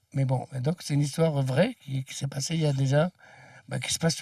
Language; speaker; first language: French; early bilingual, other home language; Arabic